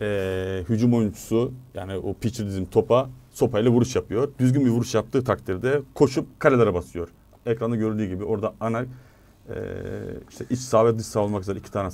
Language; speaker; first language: Turkish; native; Turkish